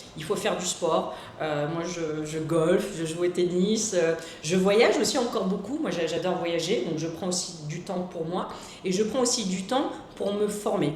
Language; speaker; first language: French; native; French